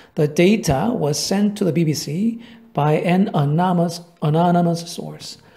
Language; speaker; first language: English; non-native, fluent; Korean